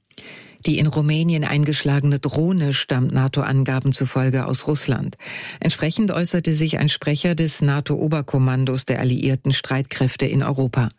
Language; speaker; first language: German; native; German